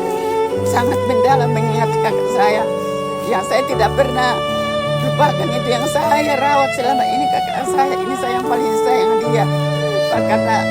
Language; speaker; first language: Indonesian; non-native, local second language; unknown